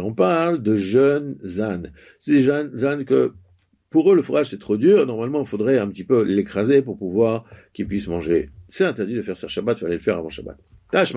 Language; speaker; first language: French; native; French